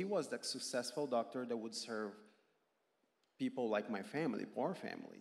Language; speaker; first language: English; non-native, fluent; Portuguese